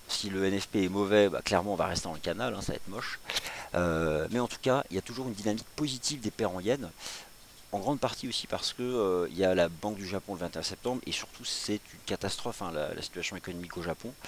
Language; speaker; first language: French; native; French